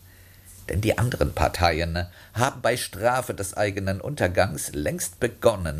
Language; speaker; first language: German; native; German